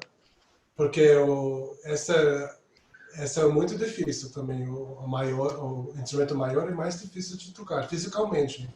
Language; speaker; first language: Portuguese; non-native, fluent; English